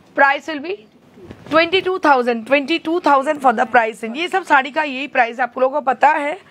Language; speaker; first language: Hindi; non-native, local second language; Bangla